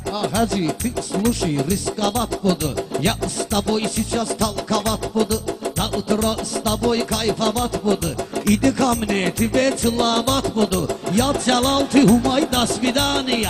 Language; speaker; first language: Russian; non-native, learner; Talysh